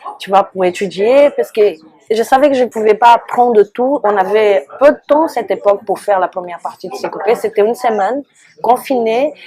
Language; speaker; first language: French; non-native, fluent; Portuguese